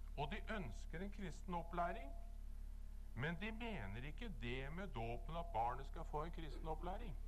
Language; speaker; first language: Norwegian; native; Norwegian